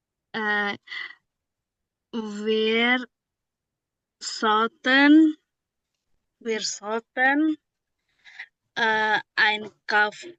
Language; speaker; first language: German; non-native, learner; Indonesian